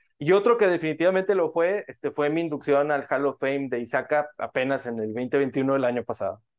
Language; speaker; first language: Spanish; native; Spanish